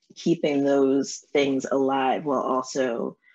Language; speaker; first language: English; native; English